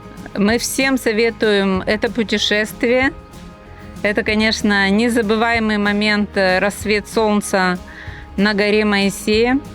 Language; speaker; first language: Russian; native; Russian